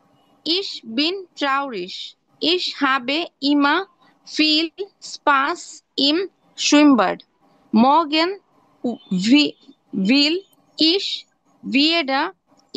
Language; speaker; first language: German; non-native, learner; Bangla